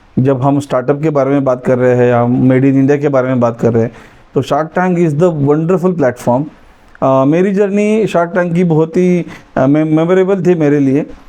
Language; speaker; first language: Hindi; non-native, local second language; Marathi